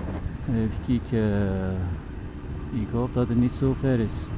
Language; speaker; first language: Dutch; non-native, fluent; Turkish